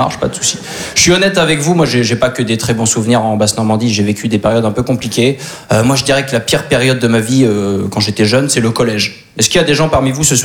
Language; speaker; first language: French; native; French